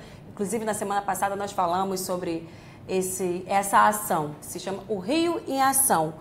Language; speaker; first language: Portuguese; native; Portuguese